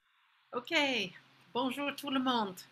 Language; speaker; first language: French; non-native, fluent; English